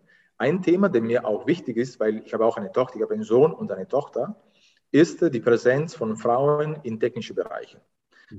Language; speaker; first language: German; non-native, fluent; Italian